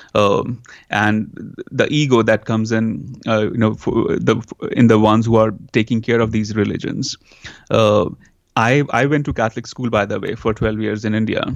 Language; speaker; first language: English; non-native, local second language; Hindi